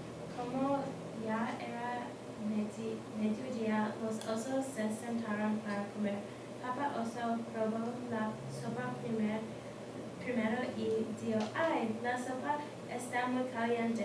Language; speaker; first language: Spanish; non-native, learner; English